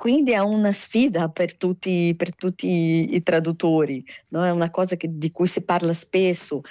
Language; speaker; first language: Italian; non-native, fluent; Portuguese